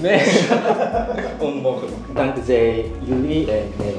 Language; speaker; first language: Dutch; non-native, learner; Japanese